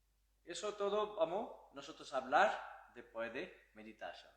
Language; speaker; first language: Spanish; non-native, learner; Bangla